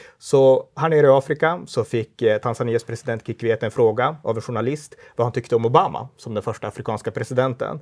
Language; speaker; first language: Swedish; native; Swedish